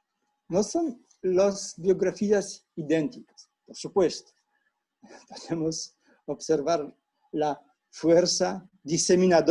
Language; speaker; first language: Spanish; non-native, fluent; Polish